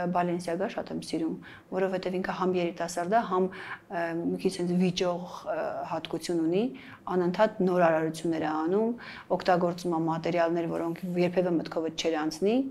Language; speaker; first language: Armenian; native; Armenian